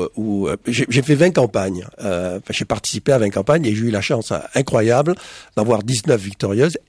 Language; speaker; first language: French; native; French